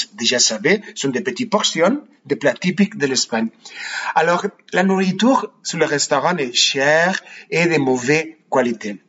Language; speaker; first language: French; non-native, fluent; Spanish